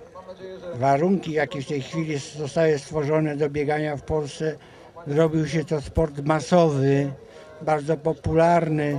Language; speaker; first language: Polish; native; Polish